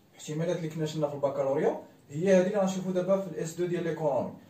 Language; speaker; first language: French; non-native, local second language; Arabic